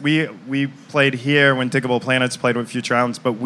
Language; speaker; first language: English; native; English